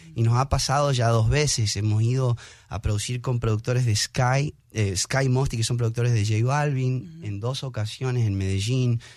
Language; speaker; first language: Spanish; native; Spanish